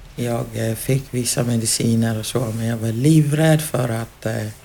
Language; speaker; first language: Swedish; non-native, fluent; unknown